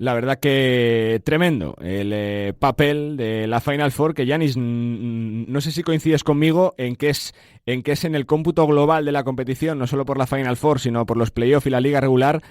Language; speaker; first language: Spanish; native; Spanish